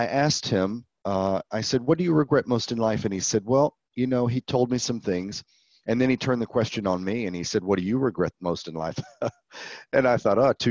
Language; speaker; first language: English; native; English